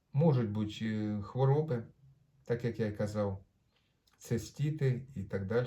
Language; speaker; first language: Ukrainian; non-native, local second language; Russian